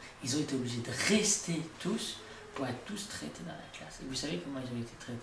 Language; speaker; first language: French; native; French